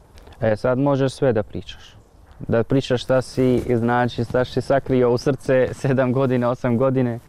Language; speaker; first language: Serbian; non-native, learner; Arabic